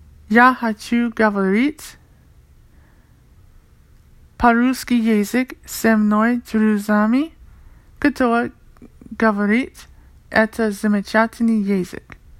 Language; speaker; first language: Russian; non-native, learner; English